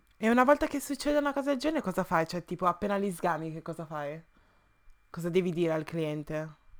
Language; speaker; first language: Italian; early bilingual, other home language; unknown